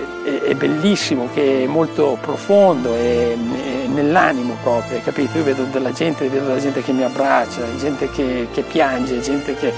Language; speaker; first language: Italian; native; Italian